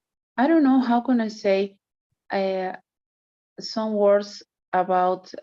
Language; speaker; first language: English; non-native, learner; Spanish